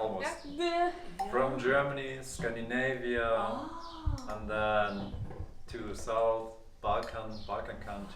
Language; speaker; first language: English; non-native, fluent; German